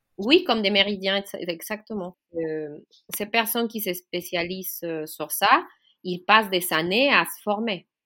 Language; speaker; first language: French; non-native, fluent; Spanish